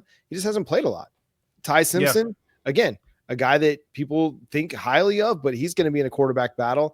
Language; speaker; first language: English; native; English